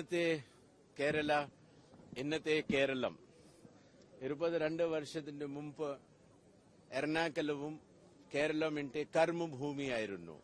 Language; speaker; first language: Malayalam; non-native, fluent; Hindi